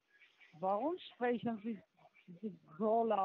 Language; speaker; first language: German; non-native, learner; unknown